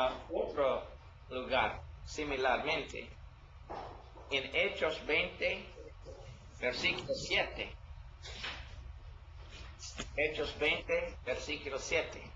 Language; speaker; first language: Spanish; non-native, learner; English